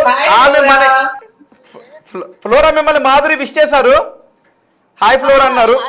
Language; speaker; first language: Telugu; native; Telugu